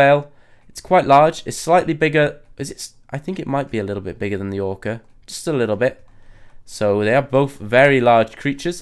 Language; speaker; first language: English; native; English